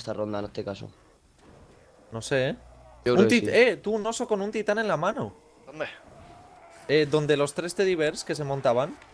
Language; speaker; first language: Spanish; native; Spanish